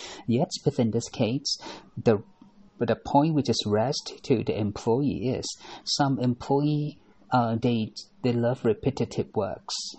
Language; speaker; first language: English; non-native, fluent; Thai